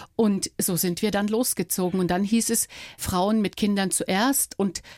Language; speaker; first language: German; native; German